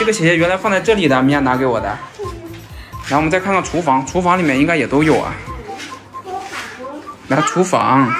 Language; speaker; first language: Chinese; native; Chinese